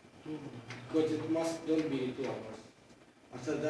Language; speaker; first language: English; non-native, learner; Arabic